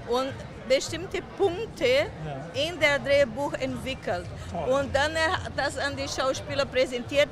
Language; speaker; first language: German; non-native, fluent; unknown